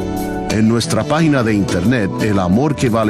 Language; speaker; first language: Spanish; native; Spanish